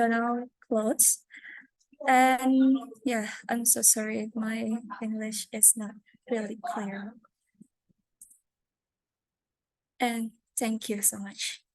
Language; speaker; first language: English; non-native, learner; Indonesian